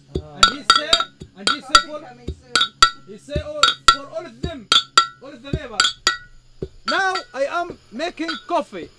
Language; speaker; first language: English; non-native, learner; Arabic